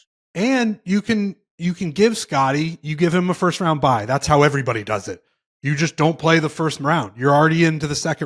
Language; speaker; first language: English; native; English